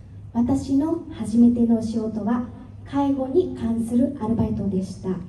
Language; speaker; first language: Japanese; non-native, fluent; Vietnamese